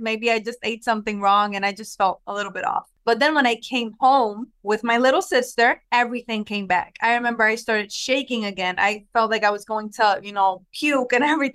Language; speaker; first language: English; non-native, local second language; Spanish